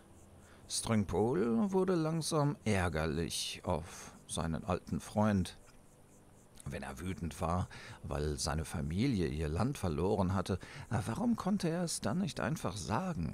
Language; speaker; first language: German; native; German